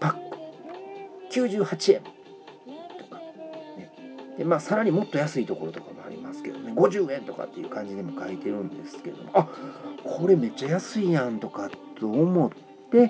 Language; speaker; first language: Japanese; native; Japanese